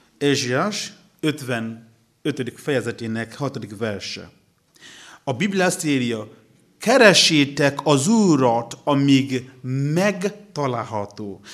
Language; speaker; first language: Hungarian; non-native, learner; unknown